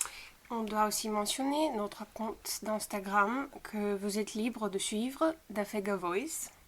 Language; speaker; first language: French; non-native, fluent; Bulgarian